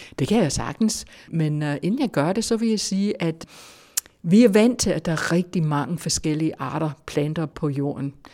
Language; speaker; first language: Danish; non-native, fluent; English